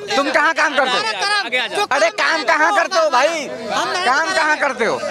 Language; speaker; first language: Hindi; native; Hindi